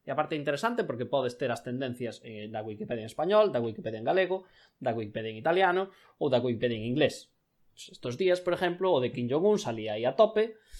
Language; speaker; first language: Galician; non-native, local second language; Spanish